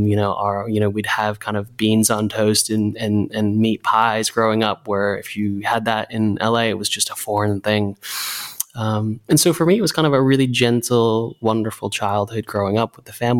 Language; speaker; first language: English; native; English